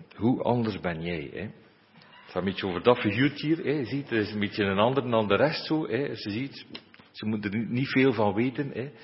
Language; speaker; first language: Dutch; native; Dutch